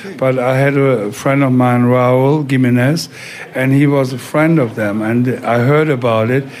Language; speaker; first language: English; non-native, fluent; German